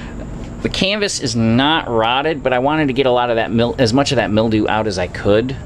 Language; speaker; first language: English; native; English